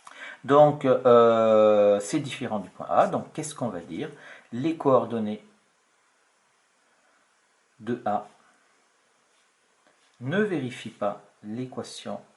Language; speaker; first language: French; native; French